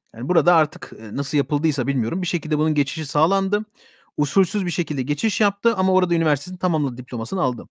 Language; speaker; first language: Turkish; early bilingual, heritage; Turkish